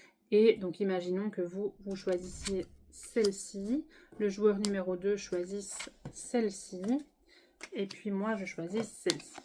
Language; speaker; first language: French; native; French